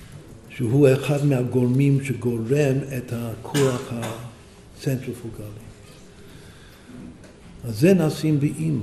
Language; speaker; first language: Hebrew; non-native, fluent; English